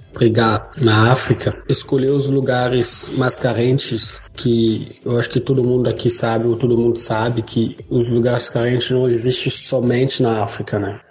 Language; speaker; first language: Portuguese; non-native, fluent; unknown